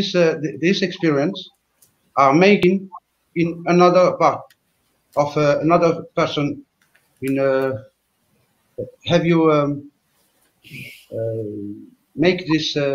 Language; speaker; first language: English; non-native, learner; French